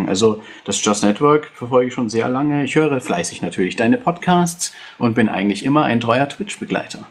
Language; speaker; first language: German; native; German